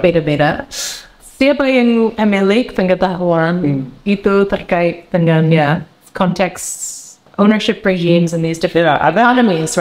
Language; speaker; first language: Indonesian; non-native, learner; English